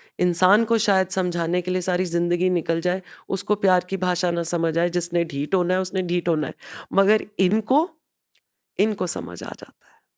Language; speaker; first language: Hindi; non-native, local second language; Punjabi